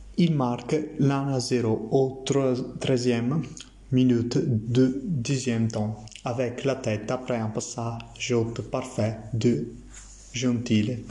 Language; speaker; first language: French; non-native, learner; Italian